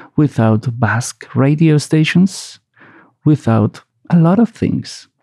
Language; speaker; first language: English; non-native, fluent; Spanish